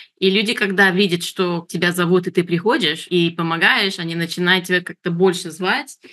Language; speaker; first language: Russian; early bilingual, heritage; Russian